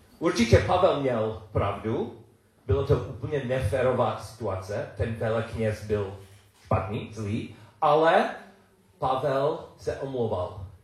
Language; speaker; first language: Czech; non-native, learner; English